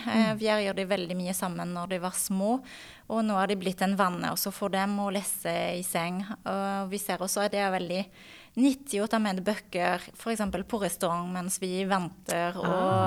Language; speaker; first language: Norwegian; non-native, fluent; French